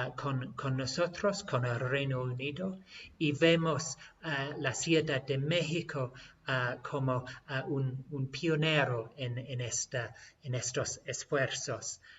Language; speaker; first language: Spanish; non-native, fluent; English